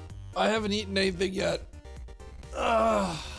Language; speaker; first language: English; native; English